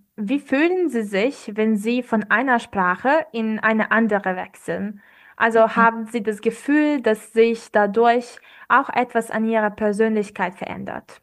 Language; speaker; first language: German; non-native, fluent; Serbian